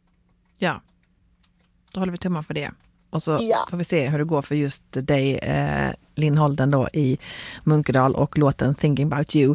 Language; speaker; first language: Swedish; native; Swedish